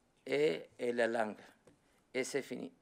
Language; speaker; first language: French; non-native, learner; Spanish